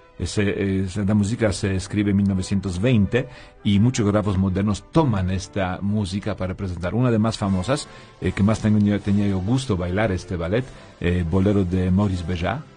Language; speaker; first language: Spanish; non-native, fluent; Polish